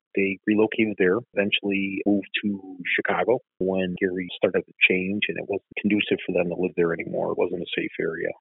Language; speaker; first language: English; native; English